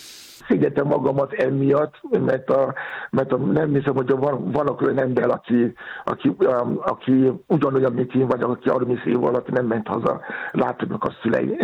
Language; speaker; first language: Hungarian; non-native, learner; Yoruba